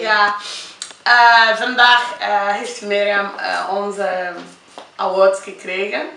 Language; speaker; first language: Dutch; non-native, fluent; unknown